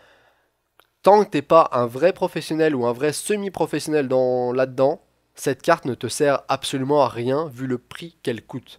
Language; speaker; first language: French; native; French